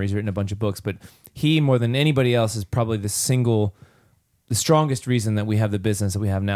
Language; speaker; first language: English; native; English